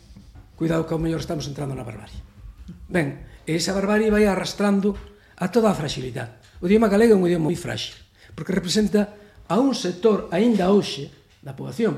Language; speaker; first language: Galician; native; Galician